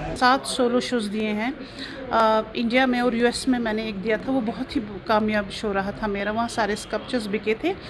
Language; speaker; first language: Urdu; non-native, local second language; Kashmiri